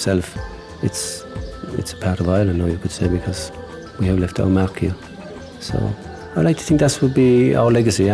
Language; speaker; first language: English; native; English